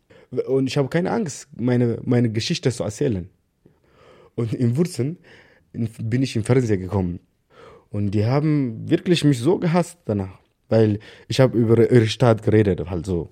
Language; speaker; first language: German; non-native, learner; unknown